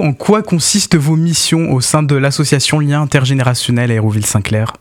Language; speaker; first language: French; native; French